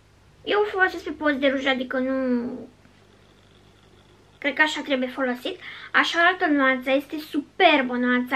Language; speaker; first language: Romanian; native; Romanian